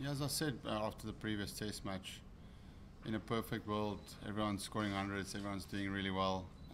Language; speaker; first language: English; non-native, local second language; Afrikaans